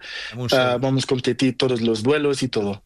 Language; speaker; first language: Spanish; non-native, learner; Portuguese